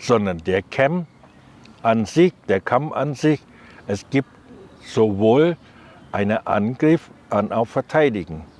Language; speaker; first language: German; non-native, learner; Thai